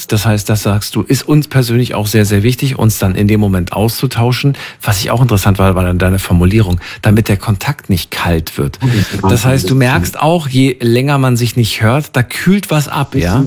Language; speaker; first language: German; native; German